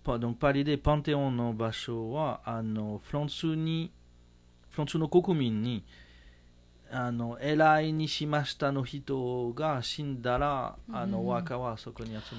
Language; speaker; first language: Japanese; non-native, learner; French